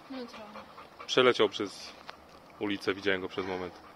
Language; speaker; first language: Polish; native; Polish